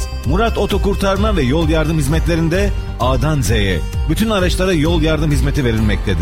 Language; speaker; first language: Turkish; native; Turkish